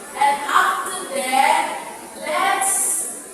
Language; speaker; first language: English; non-native, fluent; Indonesian